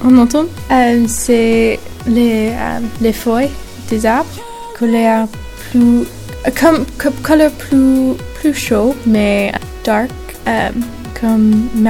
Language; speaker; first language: French; non-native, learner; English